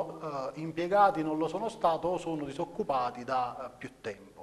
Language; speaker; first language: Italian; native; Italian